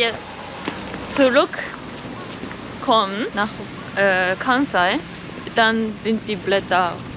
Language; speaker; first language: German; non-native, learner; Japanese